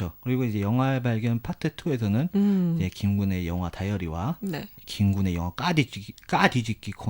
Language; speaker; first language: Korean; native; Korean